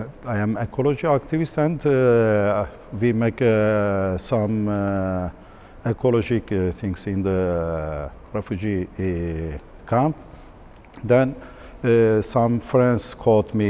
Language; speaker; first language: English; non-native, learner; Turkish